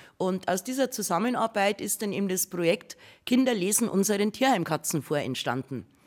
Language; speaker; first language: German; native; German